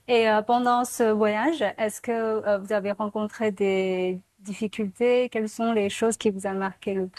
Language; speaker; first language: French; non-native, fluent; Chinese